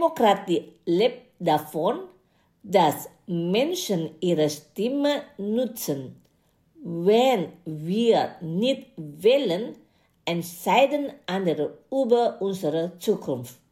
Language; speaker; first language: German; non-native, fluent; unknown